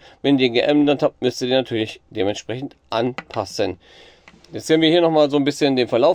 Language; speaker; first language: German; native; German